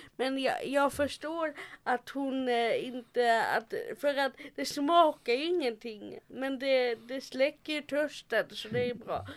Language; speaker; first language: Swedish; native; Swedish